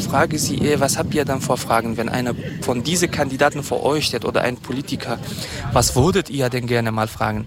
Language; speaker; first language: German; non-native, fluent; Kurdish